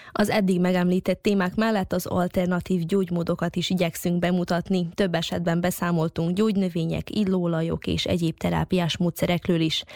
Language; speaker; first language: Hungarian; native; Hungarian